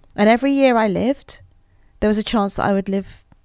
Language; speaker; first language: English; native; English